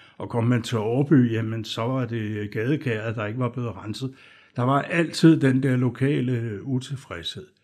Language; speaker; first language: Danish; native; Danish